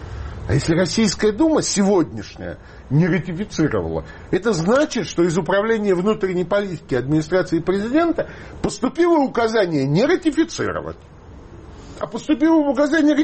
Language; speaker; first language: Russian; native; Russian